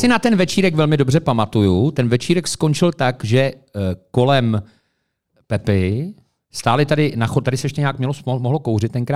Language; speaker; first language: Czech; native; Czech